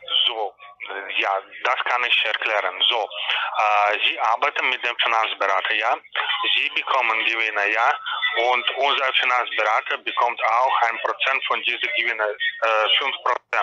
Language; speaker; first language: German; non-native, learner; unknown